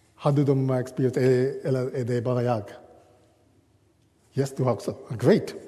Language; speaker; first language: Swedish; non-native, learner; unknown